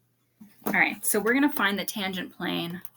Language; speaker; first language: English; native; English